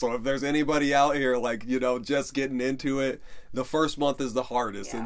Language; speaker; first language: English; native; English